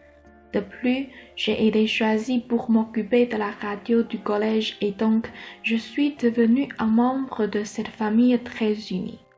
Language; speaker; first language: French; non-native, learner; Chinese